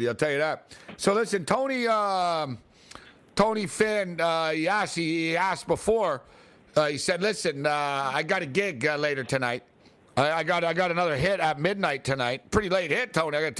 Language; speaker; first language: English; native; English